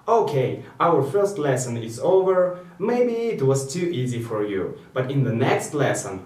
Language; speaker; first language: English; non-native, fluent; Russian